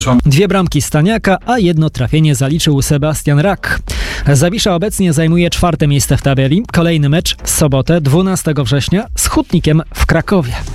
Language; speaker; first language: Polish; native; Polish